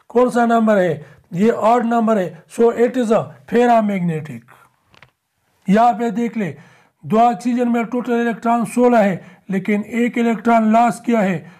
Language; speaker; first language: Urdu; non-native, local second language; Pashto